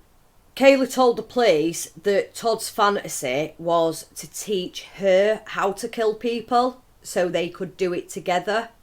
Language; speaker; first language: English; native; English